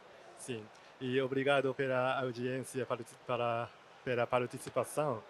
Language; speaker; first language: Portuguese; non-native, learner; Japanese